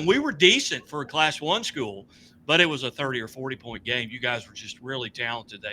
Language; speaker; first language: English; native; English